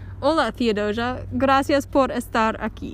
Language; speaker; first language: Spanish; non-native, learner; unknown